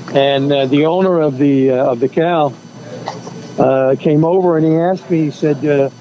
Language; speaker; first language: English; native; English